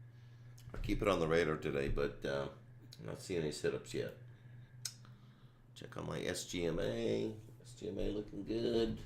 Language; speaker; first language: English; native; English